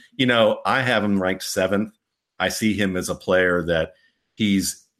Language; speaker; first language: English; native; English